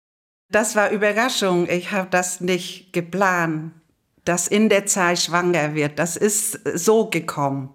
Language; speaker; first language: German; non-native, learner; Vietnamese